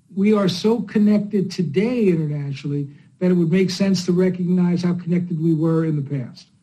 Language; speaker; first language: English; native; English